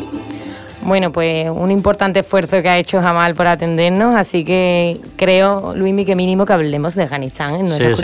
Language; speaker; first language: Spanish; native; Spanish